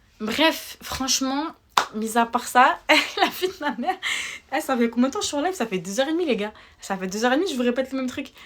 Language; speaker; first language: French; early bilingual, other home language; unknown